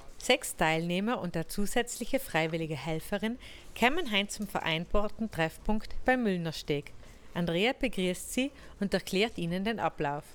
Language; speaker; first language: German; native; German